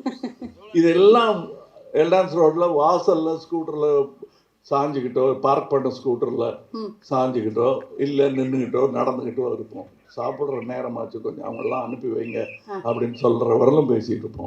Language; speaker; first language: Tamil; native; Tamil